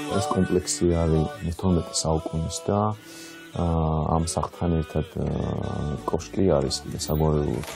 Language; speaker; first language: Georgian; non-native, local second language; Svan